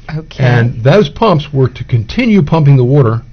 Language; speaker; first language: English; native; English